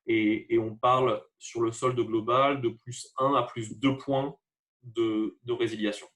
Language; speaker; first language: French; native; French